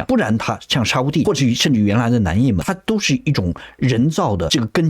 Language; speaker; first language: Chinese; native; Chinese